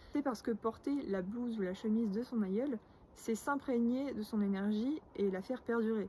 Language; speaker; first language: French; native; French